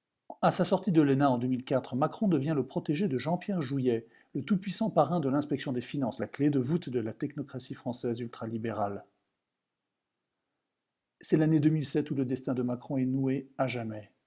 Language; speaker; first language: French; native; French